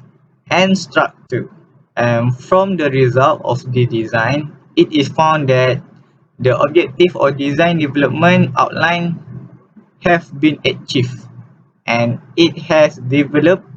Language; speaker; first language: English; non-native, local second language; Malay